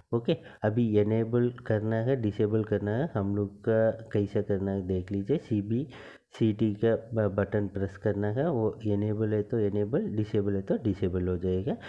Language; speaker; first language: Hindi; non-native, local second language; Tamil